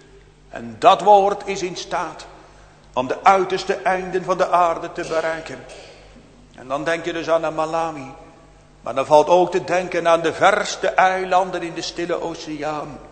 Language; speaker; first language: Dutch; native; Dutch